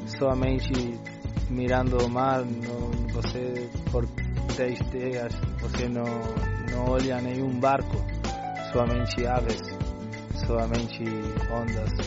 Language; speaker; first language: Portuguese; non-native, learner; Spanish